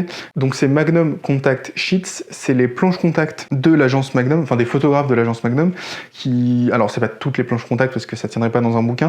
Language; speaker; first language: French; native; French